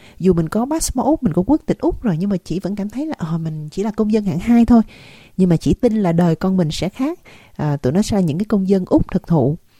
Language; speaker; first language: Vietnamese; native; Vietnamese